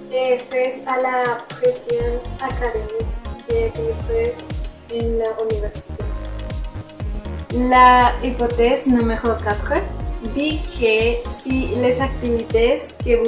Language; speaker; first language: French; non-native, learner; Spanish